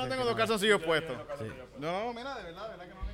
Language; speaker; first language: Spanish; native; Spanish